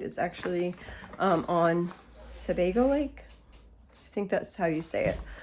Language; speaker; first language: English; native; English